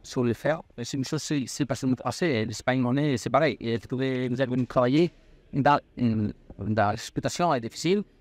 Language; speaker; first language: French; non-native, learner; Spanish